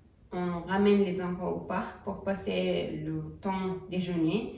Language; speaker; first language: French; non-native, learner; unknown